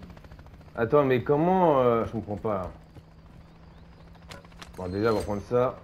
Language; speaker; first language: French; native; French